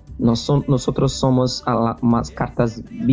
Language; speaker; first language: Spanish; non-native, fluent; Portuguese